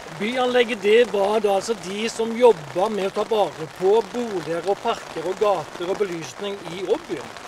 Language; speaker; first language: Norwegian; native; Norwegian